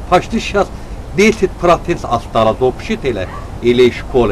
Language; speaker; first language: Russian; non-native, learner; Azerbaijani